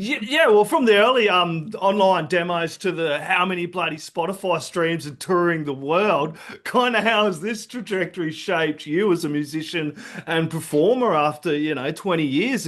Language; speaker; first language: English; native; English